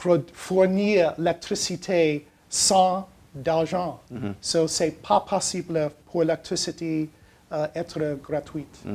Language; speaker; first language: French; non-native, learner; English